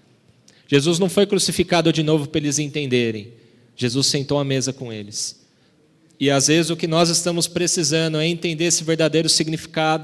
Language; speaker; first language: Portuguese; native; Portuguese